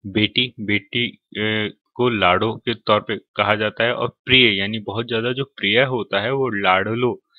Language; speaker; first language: Hindi; native; Hindi